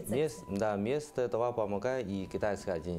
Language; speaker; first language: Russian; non-native, learner; Chinese